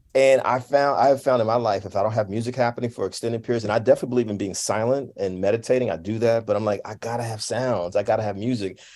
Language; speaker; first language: English; native; English